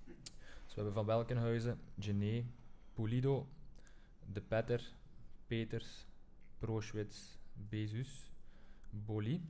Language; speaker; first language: Dutch; native; Dutch